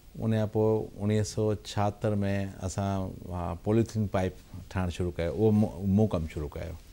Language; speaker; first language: Sindhi; early bilingual, heritage; Sindhi